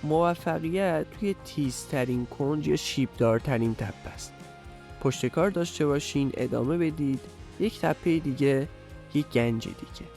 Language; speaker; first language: Persian; native; Persian